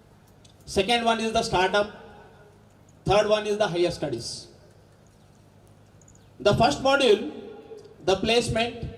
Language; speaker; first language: English; non-native, local second language; Telugu